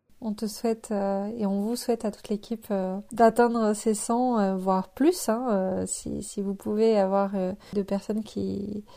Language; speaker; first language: French; native; French